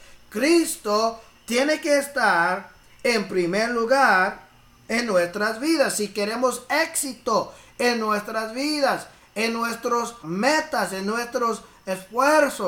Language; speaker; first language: Spanish; early bilingual, heritage; English